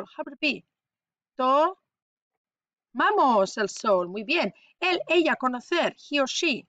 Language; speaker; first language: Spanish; non-native, fluent; English